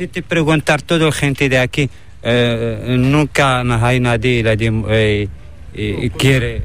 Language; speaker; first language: Spanish; non-native, learner; Arabic